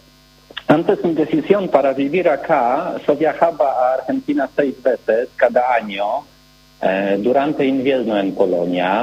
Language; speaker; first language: Spanish; non-native, learner; Polish